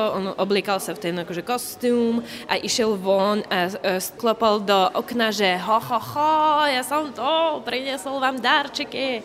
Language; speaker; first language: Slovak; non-native, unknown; Russian